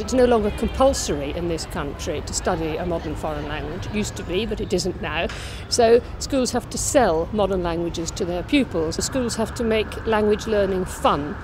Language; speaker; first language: English; native; English